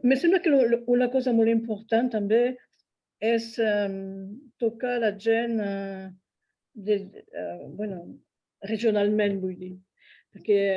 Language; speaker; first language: Catalan; non-native, fluent; French